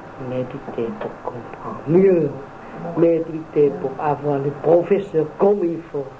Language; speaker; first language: French; non-native, fluent; Vietnamese